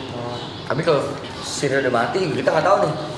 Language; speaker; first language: Indonesian; native; Indonesian